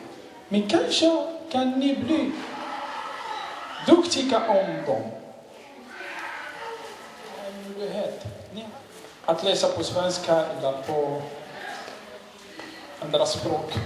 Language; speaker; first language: Swedish; non-native, learner; Arabic